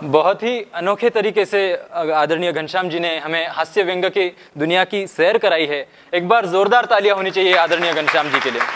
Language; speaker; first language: Hindi; non-native, local second language; Marathi